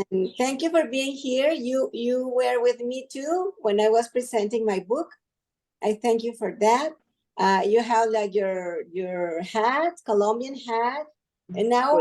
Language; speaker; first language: English; non-native, learner; Spanish